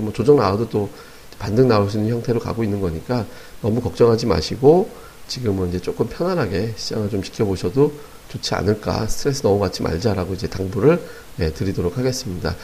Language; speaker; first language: Korean; native; Korean